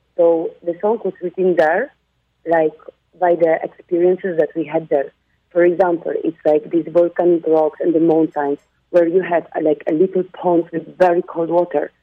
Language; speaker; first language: English; non-native, fluent; Polish